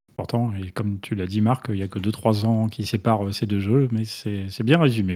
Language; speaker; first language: French; native; French